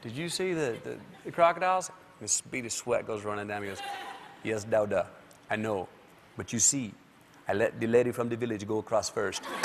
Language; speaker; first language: English; native; English